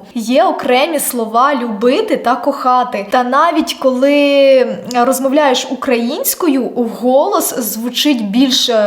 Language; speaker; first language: Ukrainian; non-native, local second language; Russian